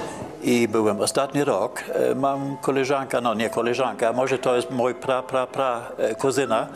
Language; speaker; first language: Polish; non-native, learner; German